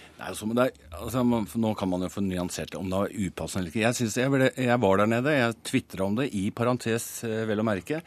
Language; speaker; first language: Norwegian; native; Norwegian